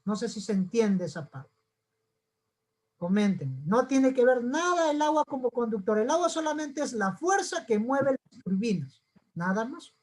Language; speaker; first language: Spanish; native; Spanish